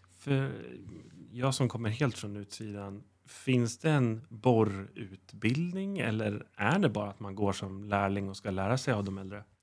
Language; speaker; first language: Swedish; native; Swedish